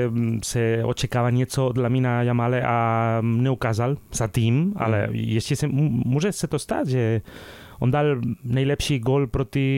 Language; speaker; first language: Czech; non-native, fluent; Spanish